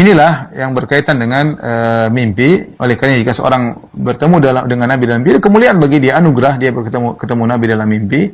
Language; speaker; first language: Indonesian; native; Indonesian